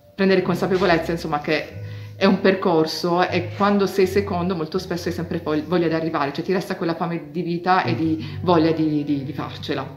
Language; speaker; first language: Italian; native; Italian